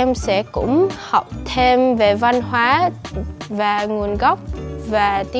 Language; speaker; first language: Vietnamese; early bilingual, heritage; Vietnamese